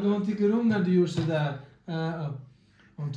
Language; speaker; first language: Swedish; early bilingual, other home language; Turkish